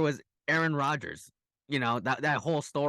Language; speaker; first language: English; native; English